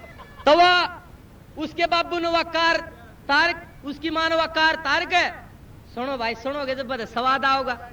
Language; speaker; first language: Hindi; non-native, local second language; Haryanvi